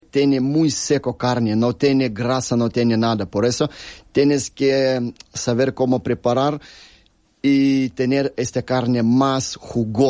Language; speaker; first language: Spanish; non-native, learner; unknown